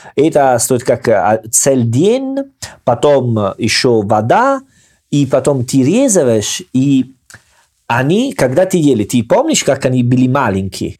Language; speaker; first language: Russian; non-native, fluent; Italian